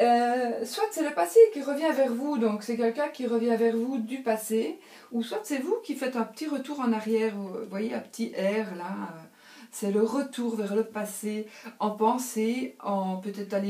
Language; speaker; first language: French; native; French